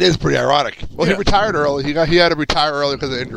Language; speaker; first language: English; native; English